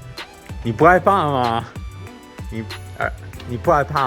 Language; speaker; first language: Chinese; non-native, learner; Italian